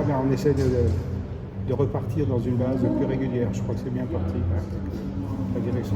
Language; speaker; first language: French; native; French